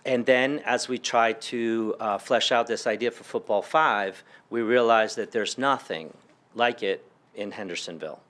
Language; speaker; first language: English; early bilingual, other home language; Spanish